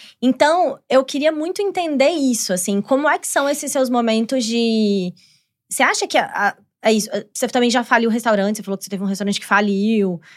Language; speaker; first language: Portuguese; native; Portuguese